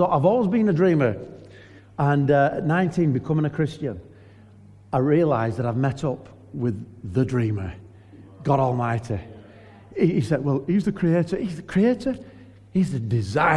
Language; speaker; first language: English; native; English